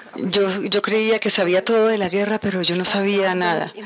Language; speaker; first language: Spanish; non-native, fluent; Ukrainian